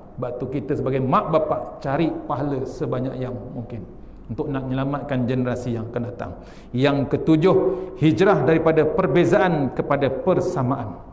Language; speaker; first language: Malay; native; Malay